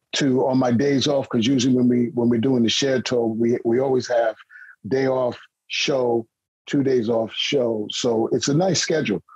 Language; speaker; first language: English; native; English